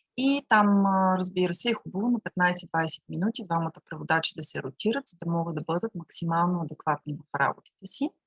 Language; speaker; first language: Bulgarian; native; Bulgarian